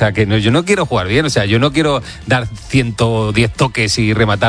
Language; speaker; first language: Spanish; native; Spanish